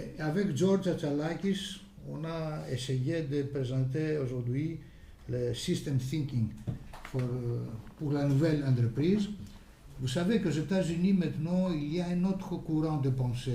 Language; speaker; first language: French; non-native, fluent; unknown